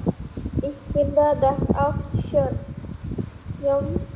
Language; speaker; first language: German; non-native, learner; Khmer